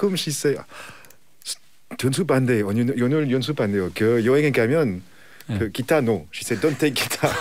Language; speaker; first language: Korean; non-native, learner; French